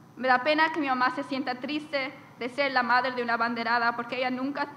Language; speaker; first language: Spanish; early bilingual, heritage; Spanish